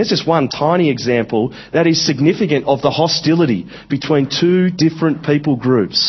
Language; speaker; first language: English; native; English